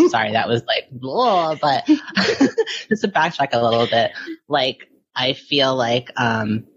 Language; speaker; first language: English; early bilingual, other home language; Filipino